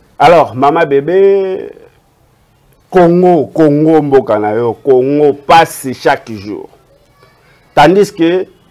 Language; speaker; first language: Lingala; native; Lingala